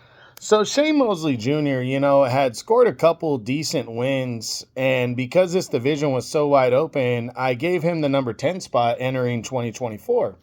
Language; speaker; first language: English; native; English